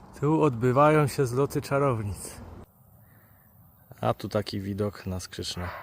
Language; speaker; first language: Polish; native; Polish